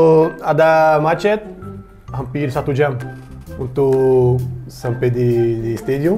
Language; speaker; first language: Indonesian; non-native, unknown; Portuguese